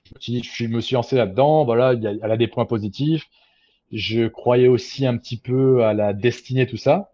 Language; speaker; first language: French; native; French